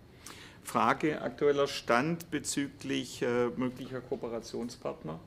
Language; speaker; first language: German; native; German